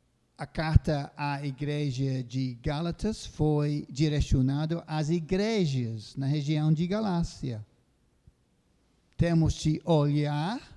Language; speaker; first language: Portuguese; non-native, fluent; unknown